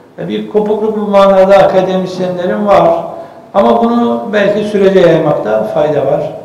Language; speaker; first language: Turkish; native; Turkish